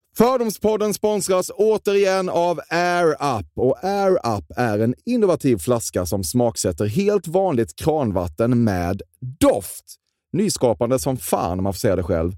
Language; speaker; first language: Swedish; native; Swedish